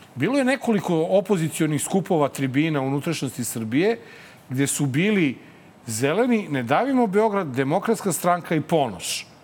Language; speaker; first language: Serbian; native; Serbian